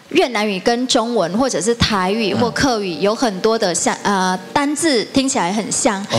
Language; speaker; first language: Chinese; non-native, fluent; Vietnamese